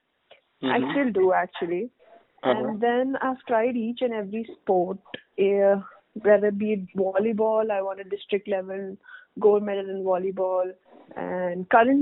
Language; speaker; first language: English; non-native, local second language; Hindi